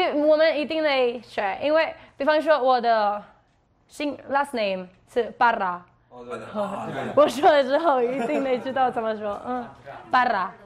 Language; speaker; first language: Chinese; non-native, learner; Spanish